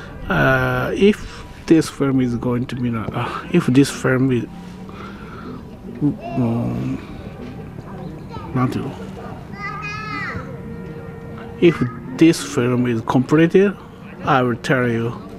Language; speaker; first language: English; non-native, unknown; Japanese